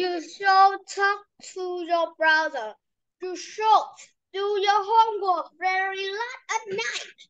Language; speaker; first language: English; non-native, learner; Vietnamese